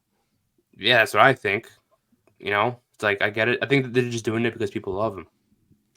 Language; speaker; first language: English; native; English